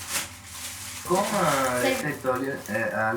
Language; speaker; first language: French; non-native, learner; Armenian